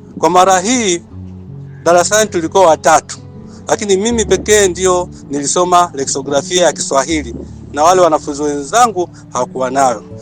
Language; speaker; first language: Swahili; native; Swahili